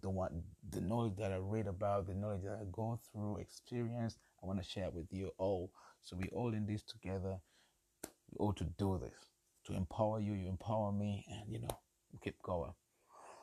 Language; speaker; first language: English; non-native, local second language; Ganda